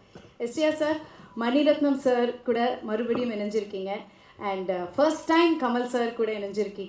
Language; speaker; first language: Tamil; native; Tamil